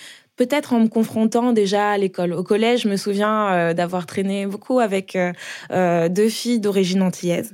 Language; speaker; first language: French; native; French